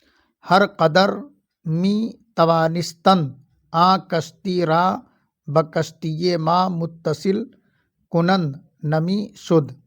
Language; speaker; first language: Persian; non-native, fluent; Urdu